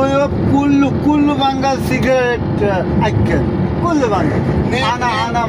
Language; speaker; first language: Arabic; non-native, learner; Bangla